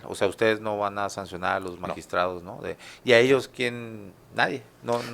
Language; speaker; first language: Spanish; native; Spanish